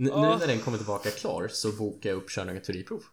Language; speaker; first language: Swedish; native; Swedish